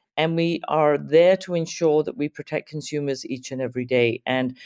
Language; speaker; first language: English; native; English